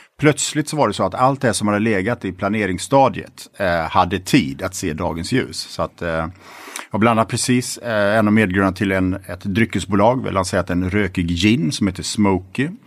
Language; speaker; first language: Swedish; native; Swedish